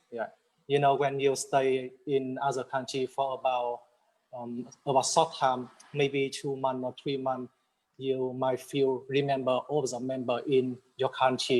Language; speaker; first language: English; non-native, learner; Vietnamese